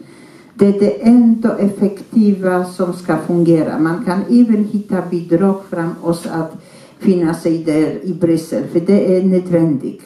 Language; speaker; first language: Swedish; non-native, fluent; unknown